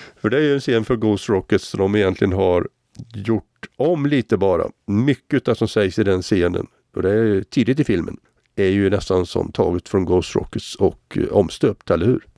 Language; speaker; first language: Swedish; native; Swedish